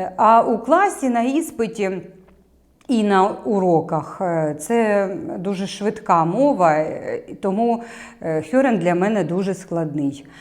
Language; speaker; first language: Ukrainian; non-native, local second language; Russian